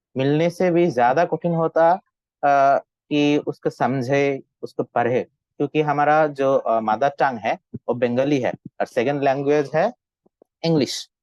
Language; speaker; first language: Hindi; non-native, fluent; Bangla